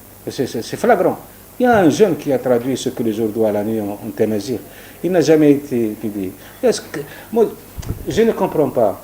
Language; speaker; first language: French; non-native, local second language; Arabic